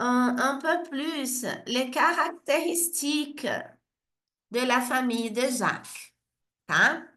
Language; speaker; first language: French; non-native, fluent; Portuguese